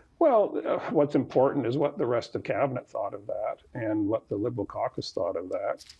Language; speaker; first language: English; native; English